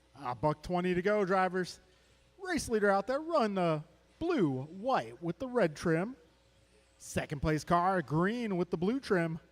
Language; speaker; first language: English; native; English